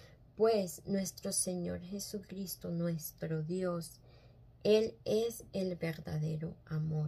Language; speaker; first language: Spanish; native; Spanish